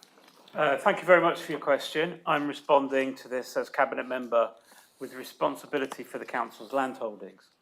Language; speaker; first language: English; native; English